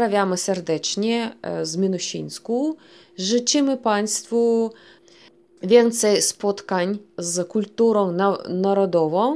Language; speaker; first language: Polish; early bilingual, heritage; Polish